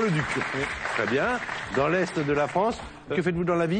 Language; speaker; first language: French; native; French